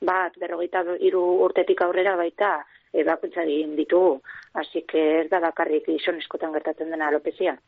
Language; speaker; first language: Basque; native; Basque